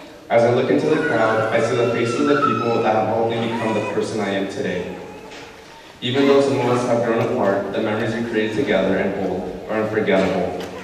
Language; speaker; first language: English; early bilingual, other home language; Spanish